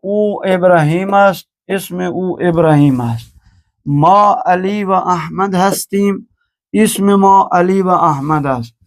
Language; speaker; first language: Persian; non-native, fluent; Urdu